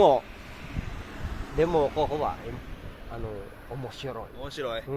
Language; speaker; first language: Japanese; non-native, learner; Filipino